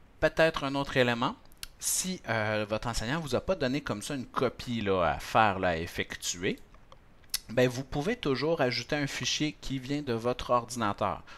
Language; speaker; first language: French; native; French